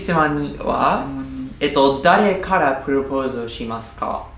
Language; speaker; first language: Japanese; non-native, learner; English